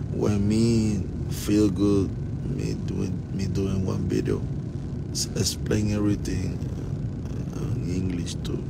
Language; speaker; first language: English; non-native, learner; Spanish